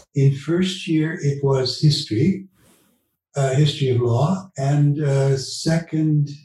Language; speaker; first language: English; early bilingual, other home language; Dutch